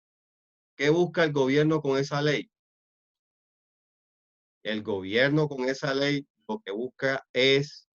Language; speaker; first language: Spanish; native; Spanish